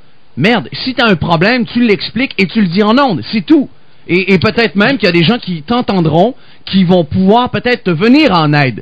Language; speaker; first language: French; native; French